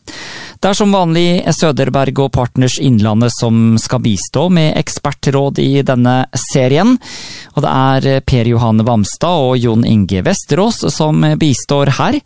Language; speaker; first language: Norwegian; native; Norwegian